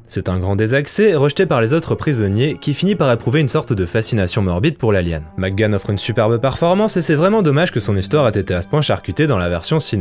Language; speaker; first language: French; native; French